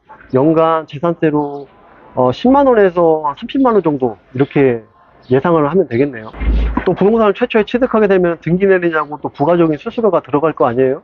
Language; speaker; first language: Korean; native; Korean